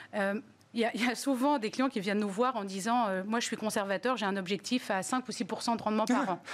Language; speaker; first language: French; native; French